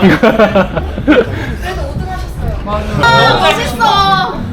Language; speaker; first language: Korean; non-native, fluent; English